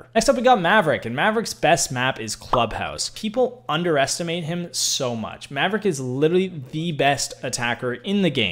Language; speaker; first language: English; native; English